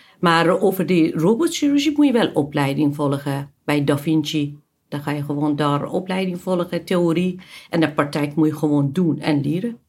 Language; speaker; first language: Dutch; non-native, fluent; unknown